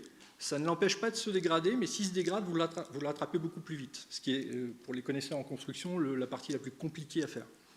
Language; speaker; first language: French; native; French